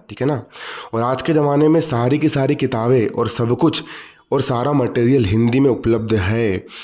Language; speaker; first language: Hindi; native; Hindi